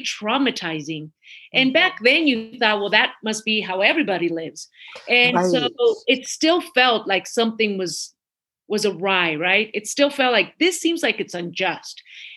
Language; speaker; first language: English; early bilingual, other home language; Spanish